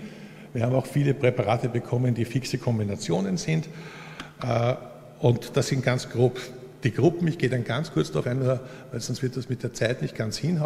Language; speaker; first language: German; native; German